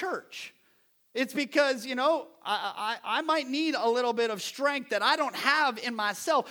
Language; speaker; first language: English; native; English